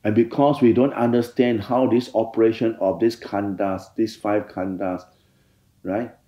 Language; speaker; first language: English; non-native, fluent; Thai